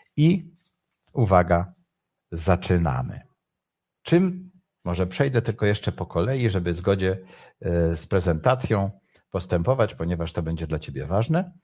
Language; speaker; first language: Polish; native; Polish